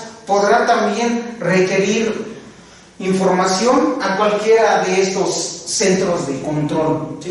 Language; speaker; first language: Spanish; native; Spanish